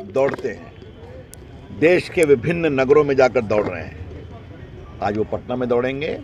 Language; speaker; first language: Hindi; native; Hindi